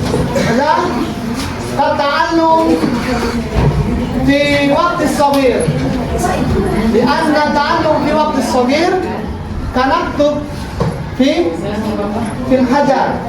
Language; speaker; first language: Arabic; non-native, fluent; Indonesian